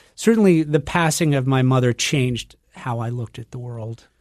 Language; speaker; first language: English; native; English